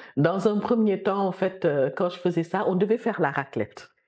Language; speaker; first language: French; non-native, local second language; Wolof